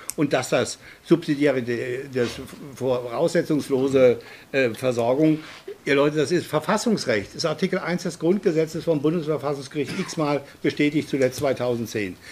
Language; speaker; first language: German; native; German